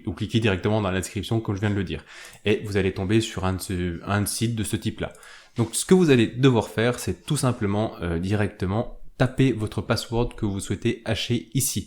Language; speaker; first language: French; native; French